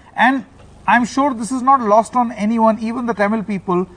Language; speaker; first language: English; non-native, local second language; Hindi